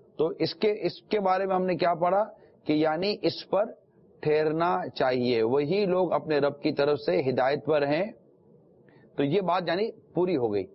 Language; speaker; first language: Urdu; non-native, local second language; Memoni